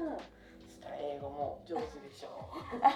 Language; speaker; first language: Japanese; non-native, fluent; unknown